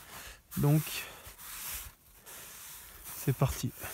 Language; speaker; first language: French; native; French